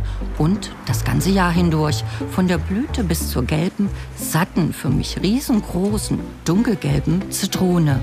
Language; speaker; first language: German; native; German